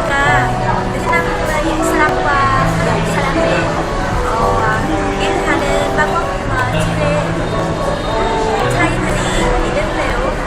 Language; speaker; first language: Korean; non-native, learner; Vietnamese